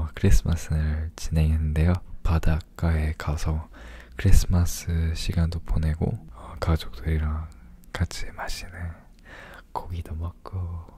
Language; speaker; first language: Korean; early bilingual, other home language; English